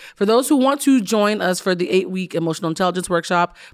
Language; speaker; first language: English; early bilingual, other home language; Spanish